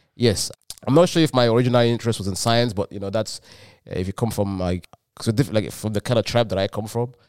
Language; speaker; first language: English; non-native, local second language; Yoruba